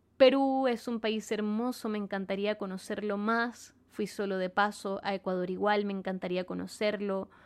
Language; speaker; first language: Spanish; native; Spanish